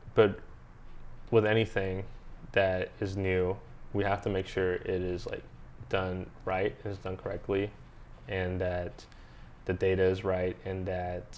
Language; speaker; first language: English; early bilingual, other home language; Spanish